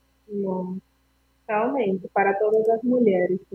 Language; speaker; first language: Portuguese; non-native, fluent; Spanish